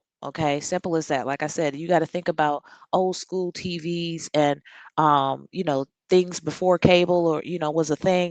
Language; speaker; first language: English; native; English